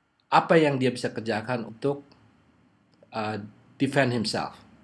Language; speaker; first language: Indonesian; native; Indonesian